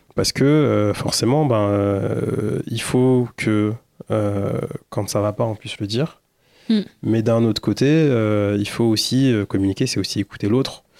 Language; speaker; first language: French; early bilingual, other home language; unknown